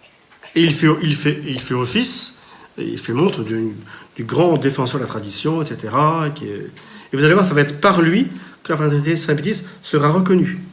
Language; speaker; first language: French; native; French